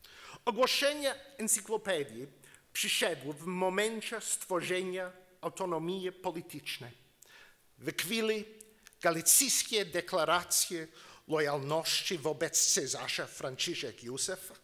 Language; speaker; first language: Polish; non-native, learner; English